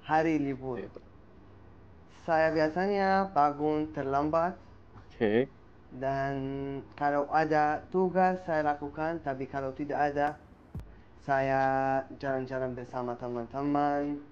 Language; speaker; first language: Indonesian; non-native, fluent; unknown